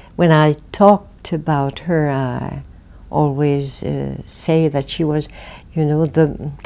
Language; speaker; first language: English; non-native, fluent; French